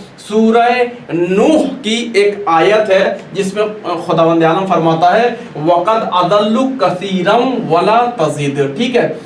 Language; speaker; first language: Urdu; native; Urdu